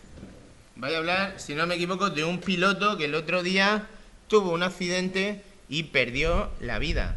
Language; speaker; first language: Spanish; native; Spanish